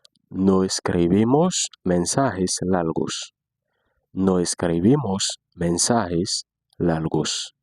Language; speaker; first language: Spanish; non-native, fluent; Haitian Creole